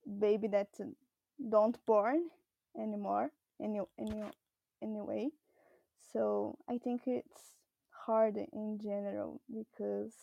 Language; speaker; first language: English; non-native, learner; Portuguese